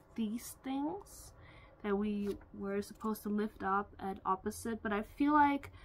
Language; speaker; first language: English; non-native, fluent; German